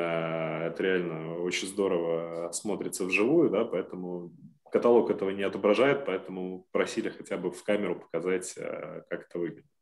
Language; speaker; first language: Russian; native; Russian